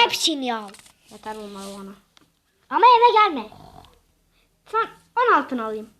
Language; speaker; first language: Turkish; native; Turkish